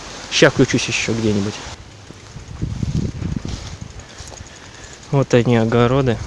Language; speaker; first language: Russian; native; Russian